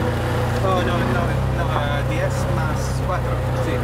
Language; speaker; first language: Spanish; non-native, learner; English